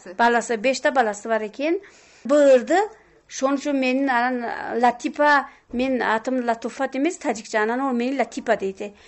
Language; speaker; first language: Kyrgyz; non-native, local second language; Tajik